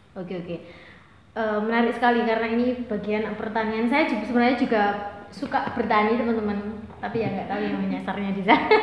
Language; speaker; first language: Indonesian; non-native, local second language; Javanese